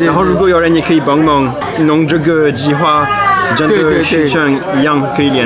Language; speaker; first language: Chinese; non-native, fluent; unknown